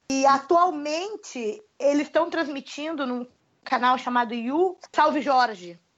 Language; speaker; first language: Portuguese; native; Portuguese